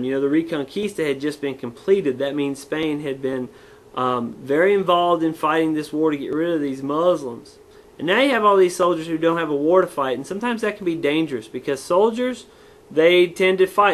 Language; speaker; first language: English; native; English